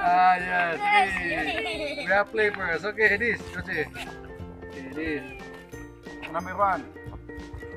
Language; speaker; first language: English; non-native, learner; Indonesian